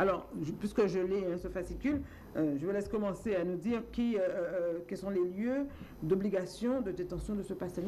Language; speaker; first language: French; native; French